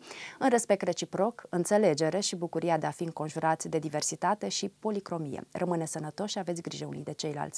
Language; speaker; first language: Romanian; native; Romanian